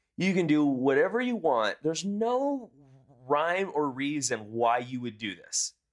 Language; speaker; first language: English; native; English